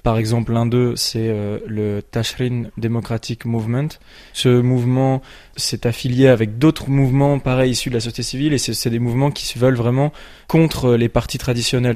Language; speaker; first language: French; native; French